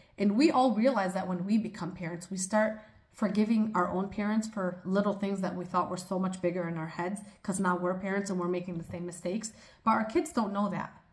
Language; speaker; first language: English; early bilingual, other home language; Arabic